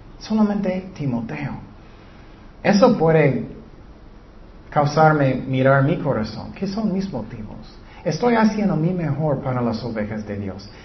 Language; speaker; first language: Spanish; non-native, learner; English